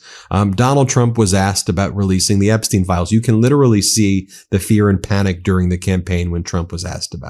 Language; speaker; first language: English; native; English